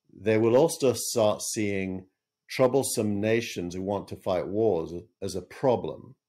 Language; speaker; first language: English; native; English